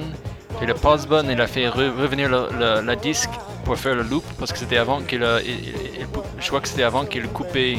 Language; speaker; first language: French; non-native, fluent; English